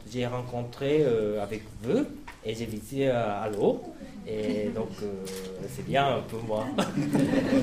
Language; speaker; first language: French; non-native, learner; Japanese